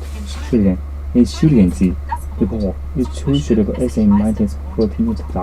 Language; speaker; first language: German; non-native, learner; Japanese